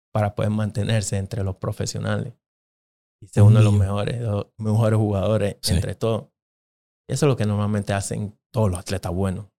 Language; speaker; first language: Spanish; non-native, local second language; Jamaican Creole English